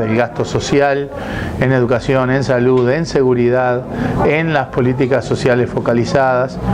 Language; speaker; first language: Spanish; native; Spanish